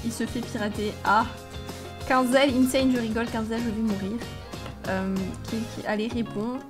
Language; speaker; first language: French; native; French